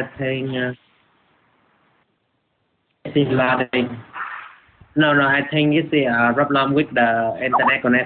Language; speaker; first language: English; non-native, learner; Vietnamese